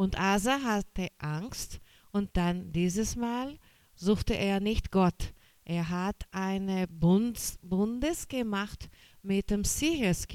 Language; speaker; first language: German; non-native, learner; Portuguese